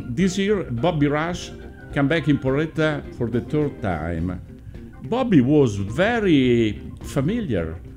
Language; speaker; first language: English; non-native, learner; Italian